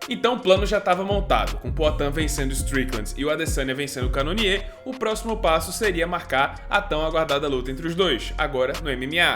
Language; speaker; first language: Portuguese; native; Portuguese